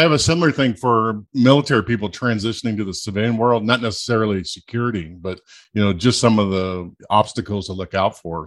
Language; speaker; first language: English; native; English